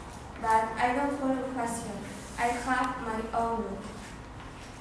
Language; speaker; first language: English; non-native, learner; Spanish